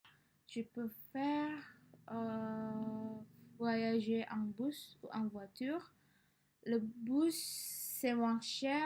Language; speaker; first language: French; non-native, learner; Indonesian